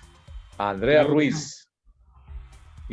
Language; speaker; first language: Spanish; native; Spanish